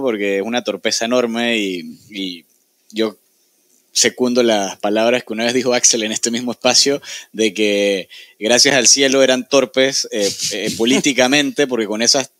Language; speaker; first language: Spanish; native; Spanish